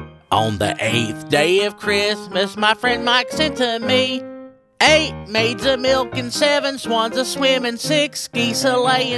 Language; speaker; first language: English; native; English